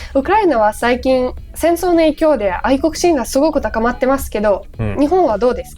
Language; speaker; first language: Japanese; non-native, fluent; Ukrainian